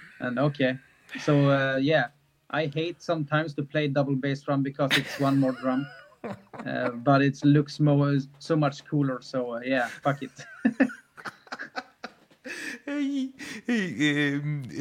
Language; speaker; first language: English; non-native, fluent; Swedish